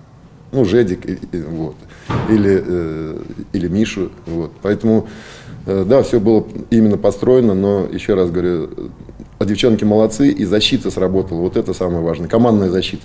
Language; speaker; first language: Russian; native; Russian